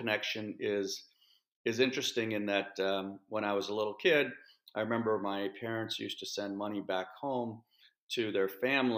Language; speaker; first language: English; native; English